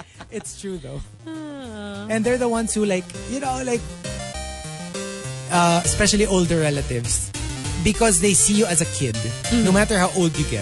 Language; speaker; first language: English; non-native, local second language; Filipino